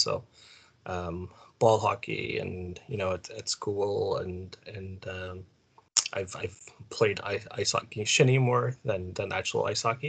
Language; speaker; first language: English; native; English